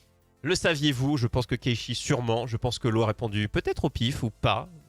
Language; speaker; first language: French; native; French